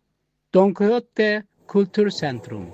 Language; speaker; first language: German; non-native, learner; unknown